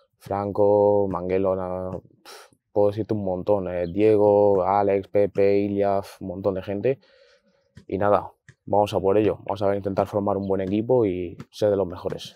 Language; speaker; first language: Spanish; early bilingual, other home language; Arabic